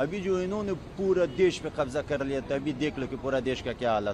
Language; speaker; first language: Hindi; non-native, fluent; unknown